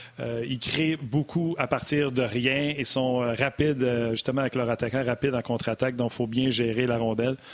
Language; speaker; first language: French; native; French